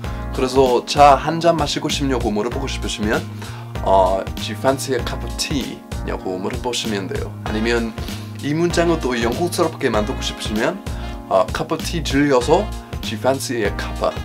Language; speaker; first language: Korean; non-native, fluent; English